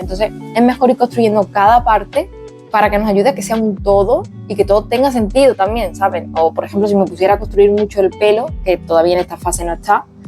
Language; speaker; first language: Spanish; native; Spanish